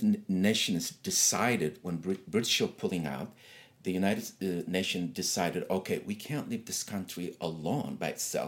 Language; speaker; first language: English; non-native, fluent; Tigrinya